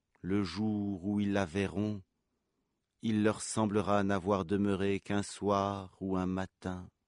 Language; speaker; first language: French; native; French